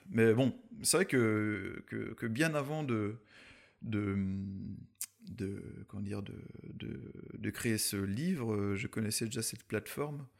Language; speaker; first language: French; native; French